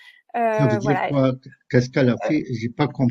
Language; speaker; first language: French; non-native, fluent; Arabic